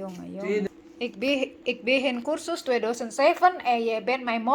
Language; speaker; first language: Dutch; non-native, learner; Indonesian